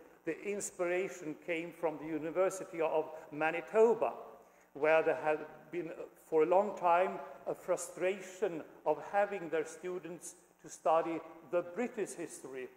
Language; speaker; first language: English; non-native, fluent; Swedish